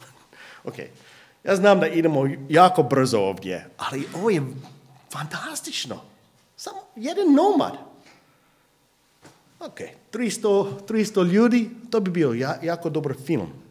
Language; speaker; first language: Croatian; non-native, fluent; English